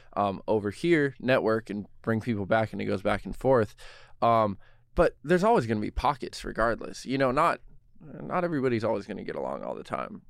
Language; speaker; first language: English; native; English